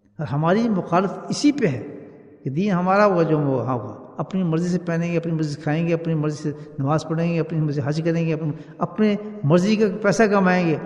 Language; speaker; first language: Urdu; early bilingual, heritage; Urdu